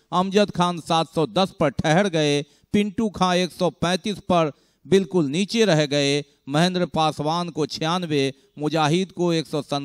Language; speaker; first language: Hindi; native; Hindi